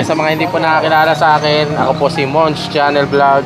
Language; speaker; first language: Filipino; native; Filipino